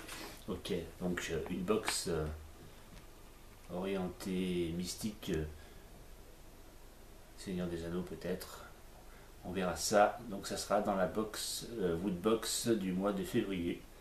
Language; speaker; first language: French; native; French